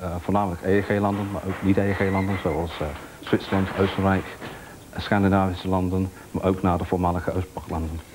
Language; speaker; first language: Dutch; non-native, fluent; English